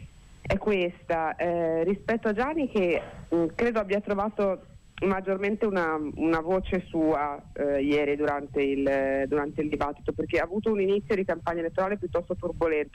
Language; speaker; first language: Italian; native; Italian